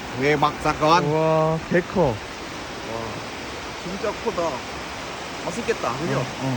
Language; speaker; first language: Korean; non-native, learner; Khmer